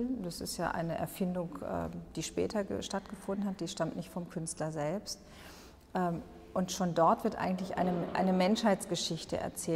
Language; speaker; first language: German; native; German